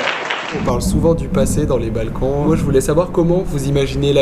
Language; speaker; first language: French; native; French